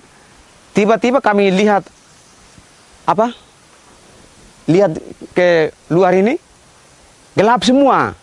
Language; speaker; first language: Indonesian; non-native, local second language; Tetum